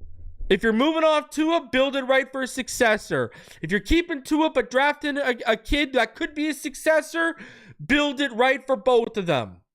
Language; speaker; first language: English; native; English